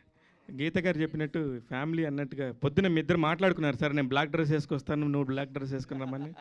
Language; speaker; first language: Telugu; native; Telugu